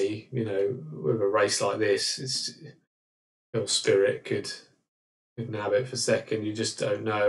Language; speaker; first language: English; native; English